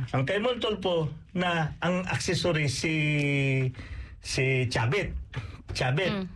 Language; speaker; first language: Filipino; non-native, local second language; Cebuano